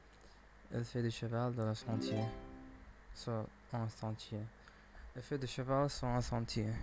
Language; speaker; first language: French; non-native, learner; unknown